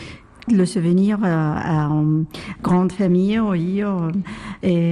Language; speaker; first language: French; non-native, learner; Arabic